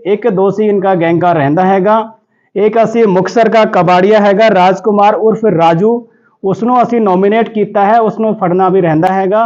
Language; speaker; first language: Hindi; non-native, local second language; Punjabi